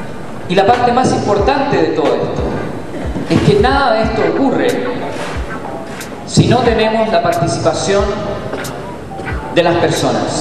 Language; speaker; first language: Spanish; native; Spanish